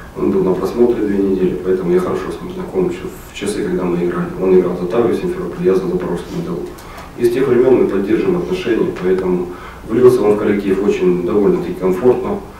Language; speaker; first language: Russian; native; Russian